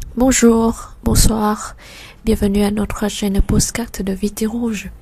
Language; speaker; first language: French; non-native, fluent; Vietnamese